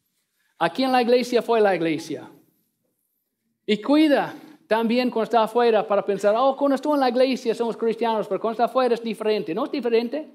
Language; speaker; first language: Spanish; non-native, learner; English